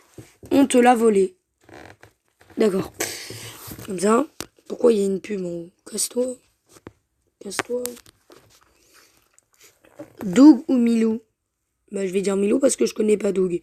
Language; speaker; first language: French; native; French